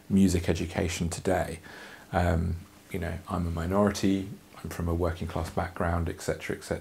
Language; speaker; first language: English; native; English